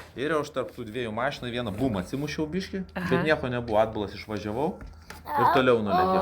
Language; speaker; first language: Lithuanian; native; Lithuanian